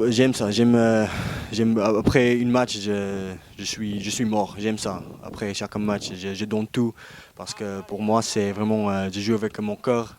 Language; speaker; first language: French; non-native, learner; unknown